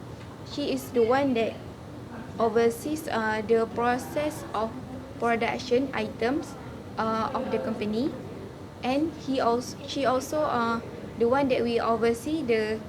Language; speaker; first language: English; non-native, learner; Malay